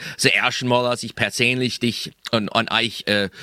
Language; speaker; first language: German; non-native, fluent; English